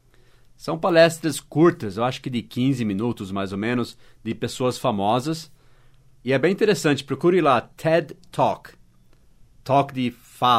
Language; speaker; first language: Portuguese; non-native, fluent; English